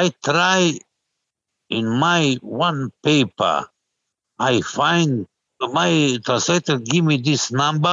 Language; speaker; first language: English; non-native, learner; Serbian